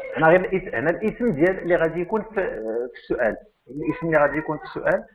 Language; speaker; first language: French; non-native, local second language; Arabic